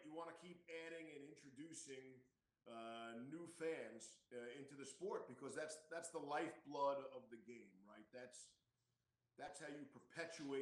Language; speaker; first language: English; native; English